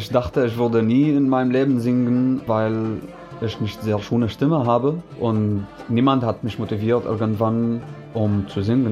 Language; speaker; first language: German; non-native, fluent; Arabic